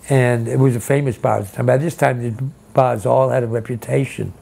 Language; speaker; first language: English; native; English